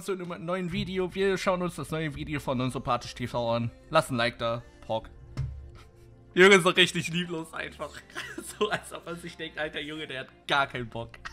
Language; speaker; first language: German; native; German